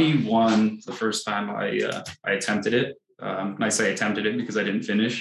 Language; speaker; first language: English; native; English